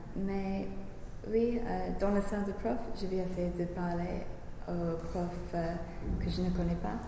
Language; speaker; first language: French; non-native, learner; English